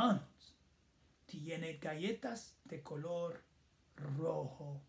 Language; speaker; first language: Spanish; non-native, fluent; English